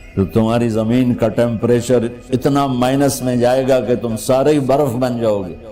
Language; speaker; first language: Urdu; non-native, local second language; Punjabi